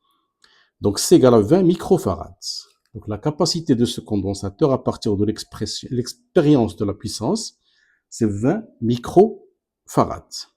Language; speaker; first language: French; non-native, local second language; Arabic